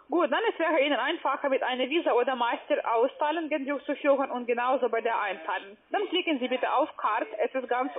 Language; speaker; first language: German; non-native, fluent; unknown